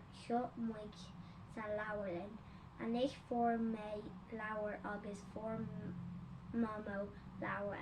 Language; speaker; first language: Irish; non-native, learner; English